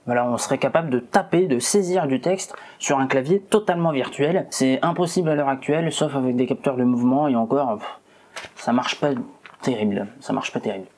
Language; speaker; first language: French; native; French